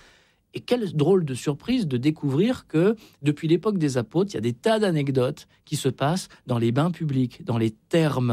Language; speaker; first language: French; native; French